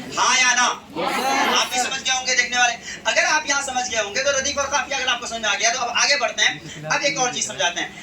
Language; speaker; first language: Urdu; native; Urdu